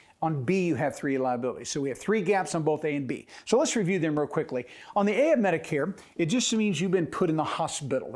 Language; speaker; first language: English; native; English